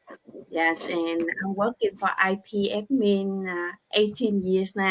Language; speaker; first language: English; non-native, learner; Vietnamese